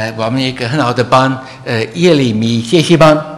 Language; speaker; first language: Chinese; non-native, learner; English